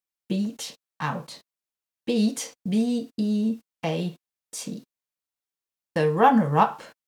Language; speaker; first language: English; non-native, fluent; French